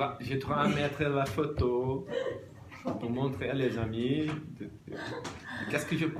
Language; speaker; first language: French; non-native, learner; Portuguese